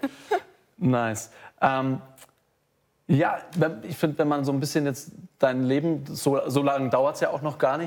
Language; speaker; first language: German; native; German